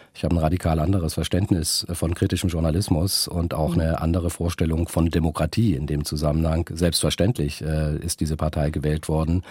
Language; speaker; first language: German; native; German